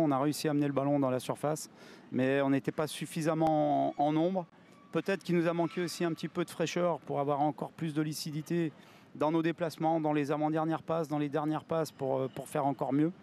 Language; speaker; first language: French; native; French